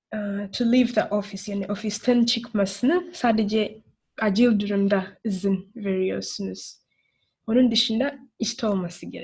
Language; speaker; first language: Turkish; non-native, learner; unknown